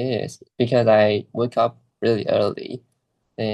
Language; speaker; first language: English; non-native, learner; Chinese